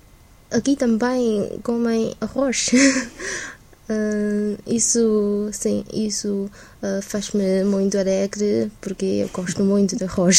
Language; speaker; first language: Portuguese; non-native, learner; Chinese